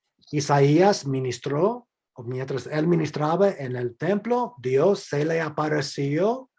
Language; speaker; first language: Spanish; non-native, fluent; English